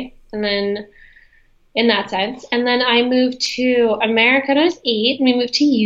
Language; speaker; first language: English; early bilingual, other home language; Russian